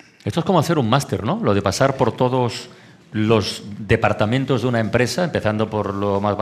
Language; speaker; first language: Spanish; native; Spanish